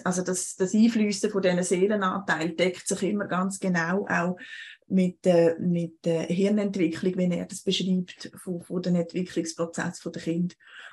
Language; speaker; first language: German; native; German